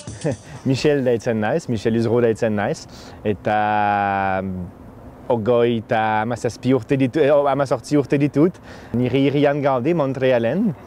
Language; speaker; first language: Basque; non-native, fluent; French